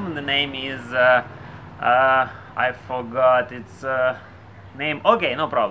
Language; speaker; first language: English; non-native, learner; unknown